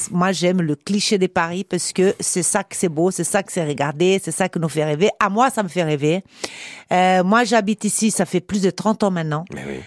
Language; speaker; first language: French; non-native, fluent; Portuguese